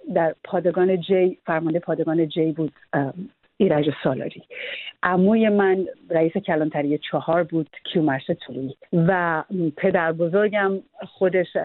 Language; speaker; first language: Persian; native; Persian